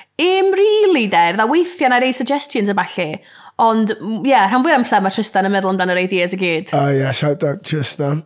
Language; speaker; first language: Welsh; non-native, local second language; English